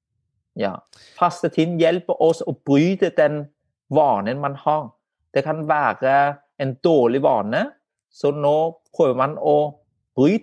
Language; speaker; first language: Norwegian; non-native, fluent; Vietnamese